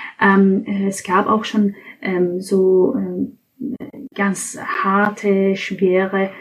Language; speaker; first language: German; non-native, fluent; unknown